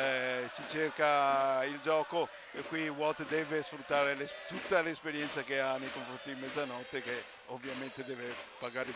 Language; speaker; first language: Italian; native; Italian